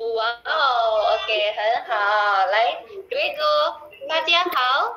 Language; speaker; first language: Chinese; non-native, fluent; Indonesian